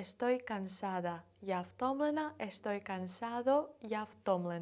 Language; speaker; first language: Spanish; non-native, fluent; Ukrainian